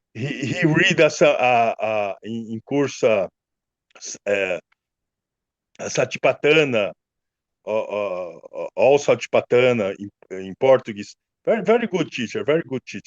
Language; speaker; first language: English; non-native, learner; Portuguese